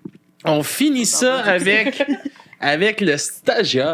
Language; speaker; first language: French; native; French